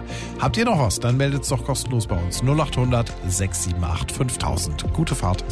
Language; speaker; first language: German; native; German